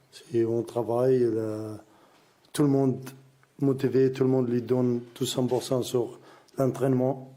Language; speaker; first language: French; non-native, learner; Arabic